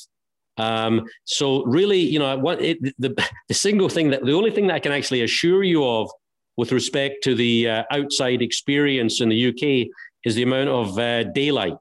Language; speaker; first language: English; native; English